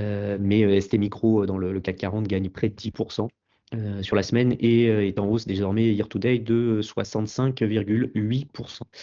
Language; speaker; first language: French; native; French